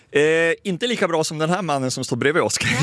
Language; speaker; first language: Swedish; native; Swedish